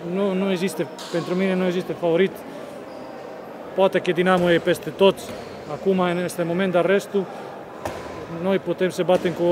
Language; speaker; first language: Romanian; non-native, fluent; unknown